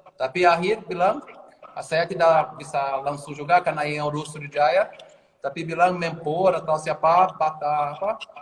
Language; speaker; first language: Indonesian; non-native, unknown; Portuguese